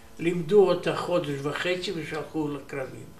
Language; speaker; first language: Hebrew; non-native, learner; Romanian